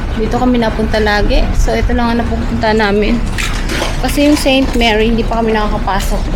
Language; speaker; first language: Filipino; native; Filipino